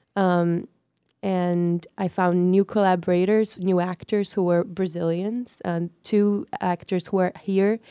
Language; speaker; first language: English; non-native, fluent; Portuguese